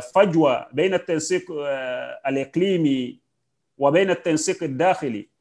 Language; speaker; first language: Arabic; non-native, fluent; Yoruba